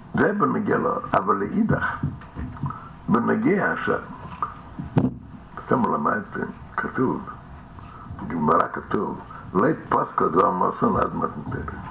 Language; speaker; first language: Hebrew; non-native, fluent; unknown